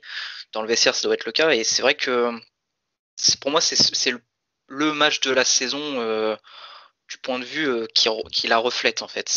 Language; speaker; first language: French; native; French